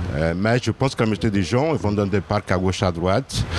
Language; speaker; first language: French; non-native, fluent; Portuguese